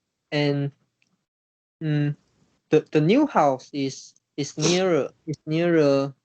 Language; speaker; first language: English; non-native, learner; Chinese